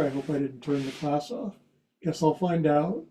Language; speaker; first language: English; native; English